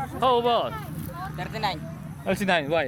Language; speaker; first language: English; non-native, learner; Korean